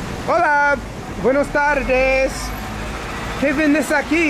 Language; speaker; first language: Spanish; non-native, learner; English